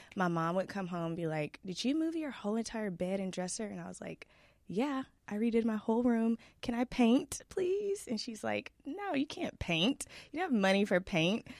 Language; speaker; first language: English; native; English